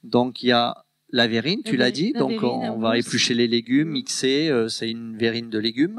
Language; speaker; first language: French; native; French